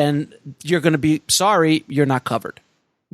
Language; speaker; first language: English; native; English